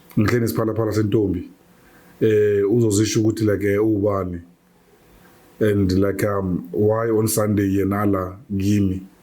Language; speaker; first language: Zulu; native; Zulu